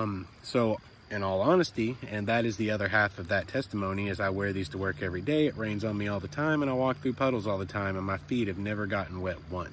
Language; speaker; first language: English; native; English